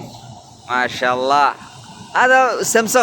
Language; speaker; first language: Arabic; non-native, learner; Bangla